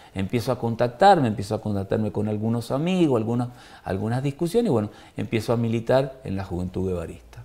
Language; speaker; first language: Spanish; native; Spanish